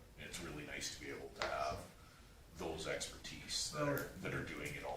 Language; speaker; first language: English; native; English